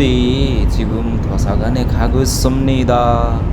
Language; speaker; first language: Korean; non-native, learner; Nepali